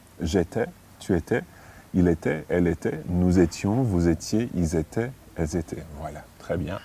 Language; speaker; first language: French; non-native, fluent; English